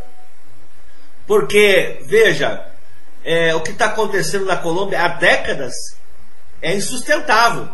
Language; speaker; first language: Portuguese; native; Portuguese